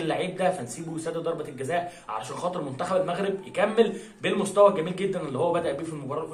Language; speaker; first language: Arabic; native; Arabic